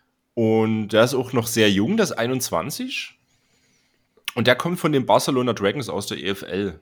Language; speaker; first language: German; native; German